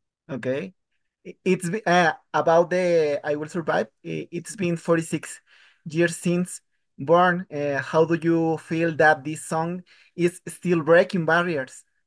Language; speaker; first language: English; non-native, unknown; Spanish